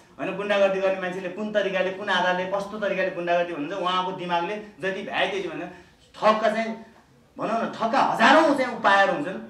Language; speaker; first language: Nepali; native; Nepali